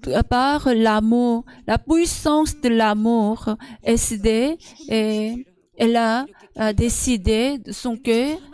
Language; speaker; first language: French; non-native, learner; Korean